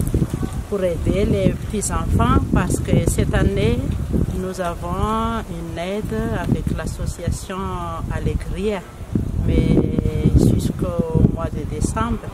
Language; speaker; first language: French; non-native, local second language; Malagasy